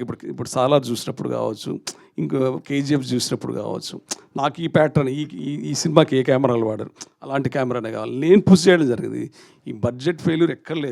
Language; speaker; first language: Telugu; native; Telugu